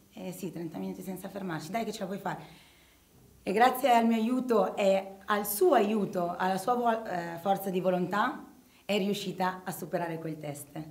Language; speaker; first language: Italian; early bilingual, other home language; Arabic